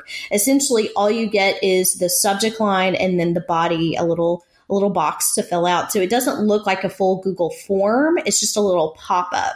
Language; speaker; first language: English; native; English